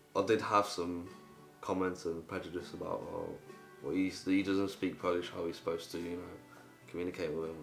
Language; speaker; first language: English; early bilingual, other home language; Polish